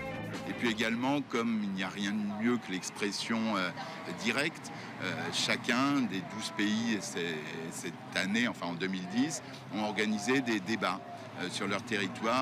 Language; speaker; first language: French; native; French